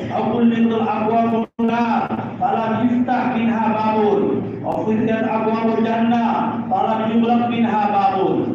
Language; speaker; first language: Arabic; non-native, fluent; Bangla